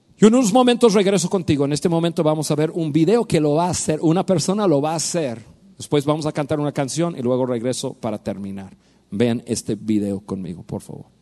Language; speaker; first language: Spanish; non-native, fluent; English